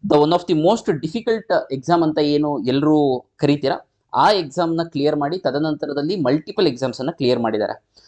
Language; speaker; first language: Kannada; native; Kannada